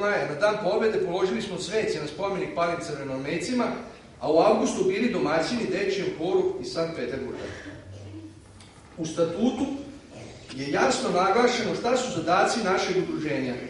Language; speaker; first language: Serbian; native; Serbian